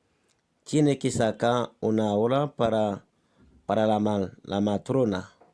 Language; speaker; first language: Spanish; non-native, learner; Haitian Creole